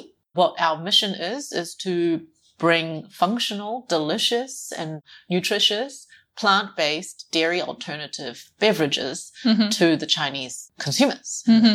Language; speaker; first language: English; native; English